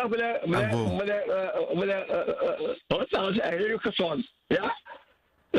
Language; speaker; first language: Dutch; non-native, learner; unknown